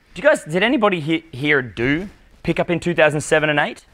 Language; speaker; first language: English; native; English